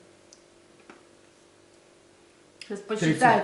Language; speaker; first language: Russian; native; Russian